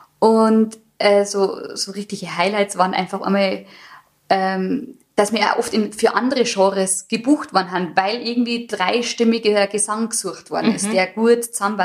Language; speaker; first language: German; native; German